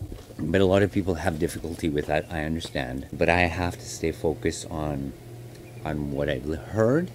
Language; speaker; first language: English; native; English